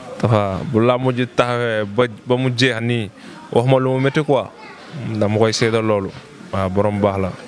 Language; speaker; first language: Wolof; native; Wolof